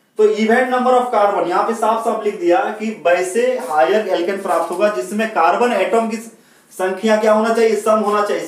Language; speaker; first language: Hindi; native; Hindi